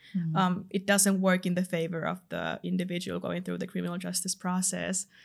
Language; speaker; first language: English; non-native, fluent; Finnish